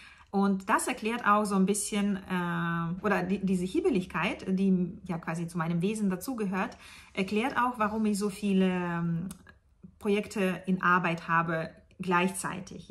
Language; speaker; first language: German; non-native, fluent; Russian